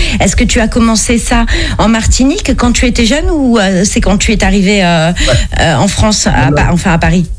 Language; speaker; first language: French; native; French